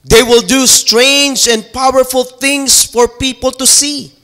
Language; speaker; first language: English; non-native, local second language; Filipino